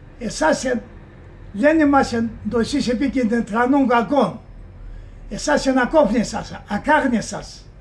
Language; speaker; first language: Greek; early bilingual, heritage; Greek